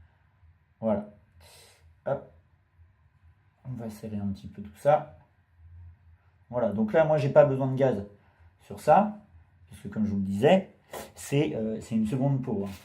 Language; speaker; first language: French; native; French